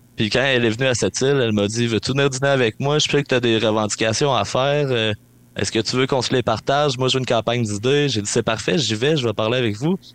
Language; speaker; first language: French; native; French